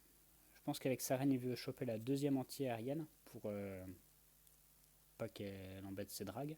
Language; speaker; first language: French; native; French